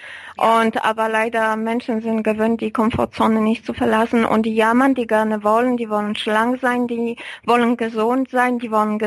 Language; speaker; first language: German; non-native, fluent; Polish